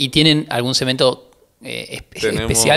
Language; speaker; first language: Spanish; native; Spanish